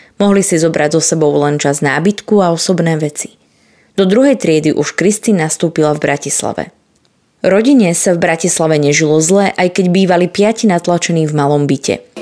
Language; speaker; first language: Slovak; native; Slovak